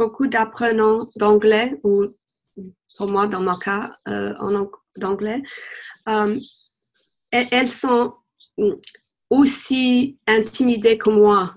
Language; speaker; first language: French; non-native, fluent; English